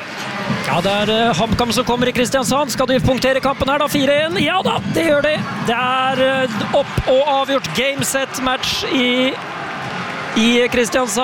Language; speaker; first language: Norwegian; native; Norwegian